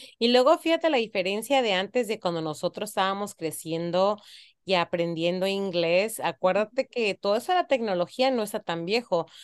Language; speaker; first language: Spanish; early bilingual, heritage; Spanish